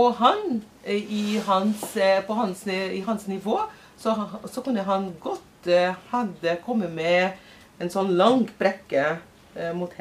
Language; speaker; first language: Norwegian; non-native, fluent; Portuguese